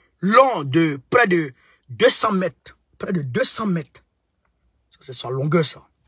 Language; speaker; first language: French; non-native, local second language; Bambara